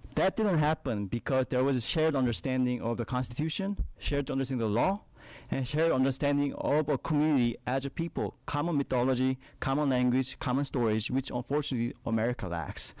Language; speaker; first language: English; non-native, fluent; Korean